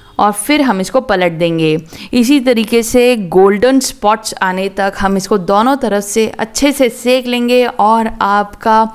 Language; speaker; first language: Hindi; native; Hindi